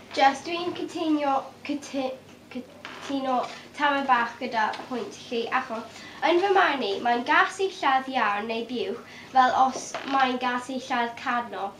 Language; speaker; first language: Welsh; non-native, local second language; English